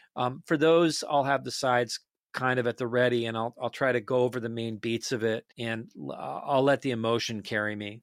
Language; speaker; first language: English; native; English